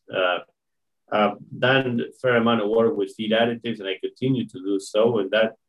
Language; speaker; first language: English; non-native, fluent; Spanish